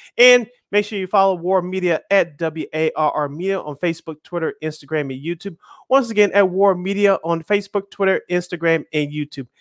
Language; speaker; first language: English; native; English